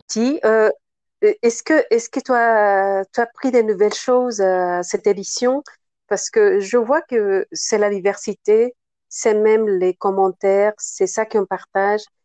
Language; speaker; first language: French; non-native, fluent; Spanish